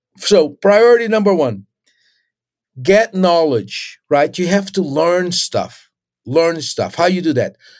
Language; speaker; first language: English; non-native, fluent; Portuguese